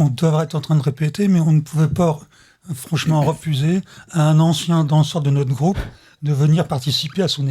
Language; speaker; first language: French; native; French